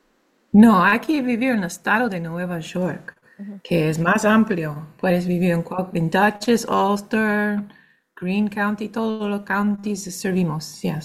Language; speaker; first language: Spanish; non-native, fluent; English